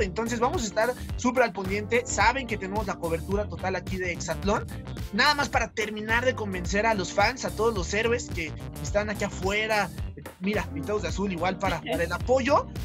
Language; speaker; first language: Spanish; native; Spanish